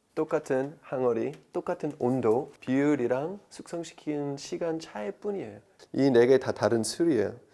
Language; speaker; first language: Korean; non-native, fluent; English